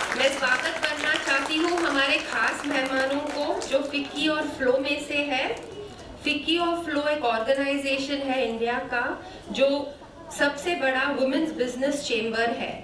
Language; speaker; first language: Hindi; non-native, local second language; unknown